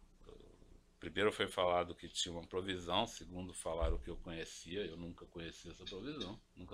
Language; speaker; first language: Portuguese; native; Portuguese